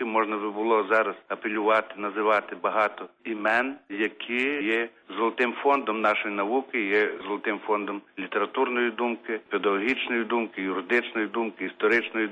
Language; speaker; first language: Ukrainian; native; Ukrainian